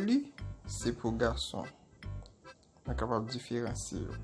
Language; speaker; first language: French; non-native, local second language; Haitian Creole